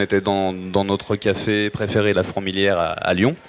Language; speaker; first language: French; native; French